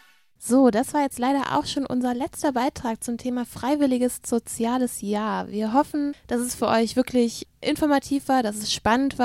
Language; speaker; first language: German; native; German